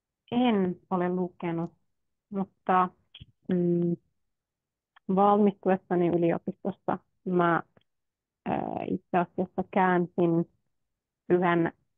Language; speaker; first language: Finnish; non-native, fluent; Turkish